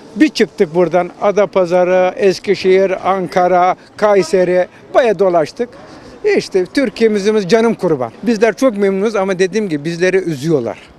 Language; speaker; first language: Turkish; native; Turkish